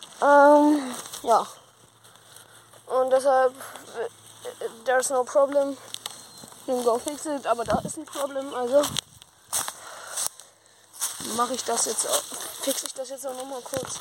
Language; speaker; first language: German; native; German